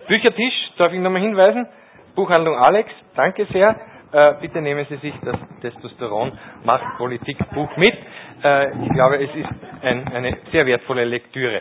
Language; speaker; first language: German; native; German